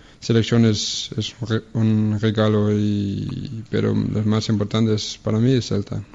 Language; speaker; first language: Spanish; non-native, learner; Danish